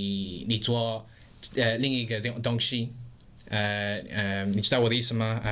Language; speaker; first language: Chinese; non-native, learner; English